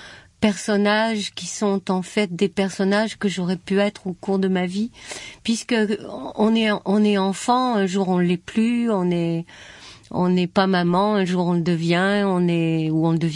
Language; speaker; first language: French; native; French